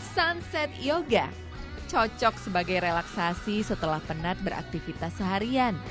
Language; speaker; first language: Indonesian; native; Indonesian